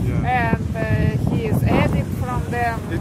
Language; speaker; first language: English; non-native, learner; Russian